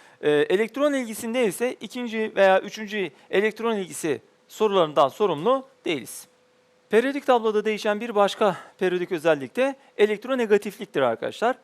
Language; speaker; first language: Turkish; native; Turkish